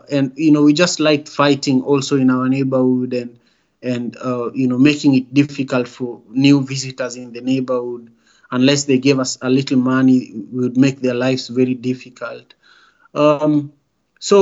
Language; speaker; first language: English; non-native, local second language; Luo (Kenya and Tanzania)